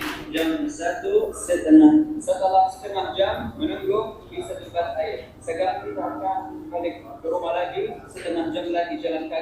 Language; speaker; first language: Indonesian; non-native, fluent; Arabic